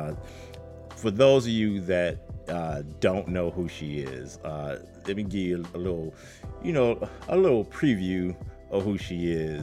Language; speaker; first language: English; native; English